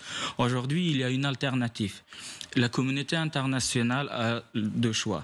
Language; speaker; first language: French; non-native, fluent; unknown